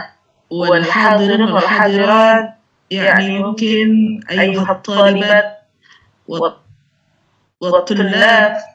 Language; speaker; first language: Arabic; non-native, fluent; Indonesian